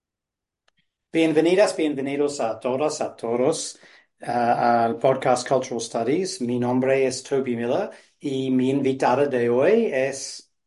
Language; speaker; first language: Spanish; non-native, fluent; English